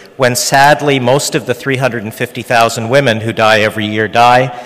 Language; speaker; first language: English; early bilingual, other home language; Hungarian